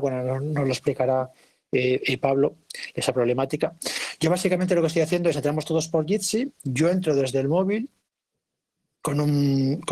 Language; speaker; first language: Spanish; native; Spanish